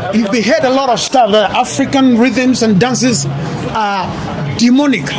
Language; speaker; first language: English; non-native, local second language; Ga